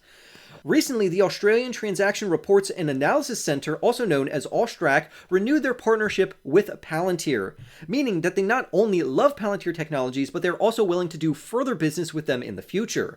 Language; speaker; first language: English; native; English